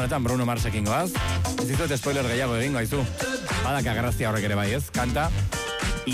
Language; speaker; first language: Basque; native; Basque